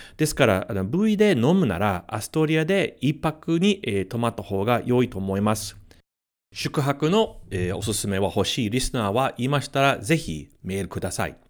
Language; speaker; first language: Japanese; non-native, fluent; English